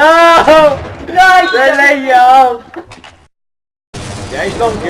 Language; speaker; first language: Swedish; non-native, learner; Faroese